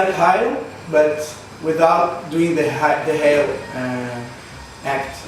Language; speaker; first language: English; non-native, fluent; Hebrew